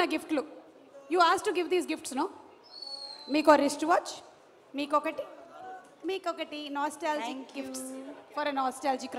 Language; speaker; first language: Telugu; native; Telugu